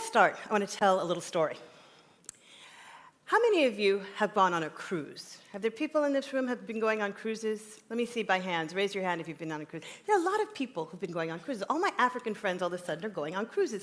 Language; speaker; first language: English; native; English